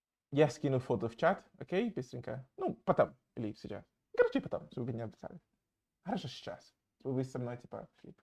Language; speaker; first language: Russian; non-native, fluent; English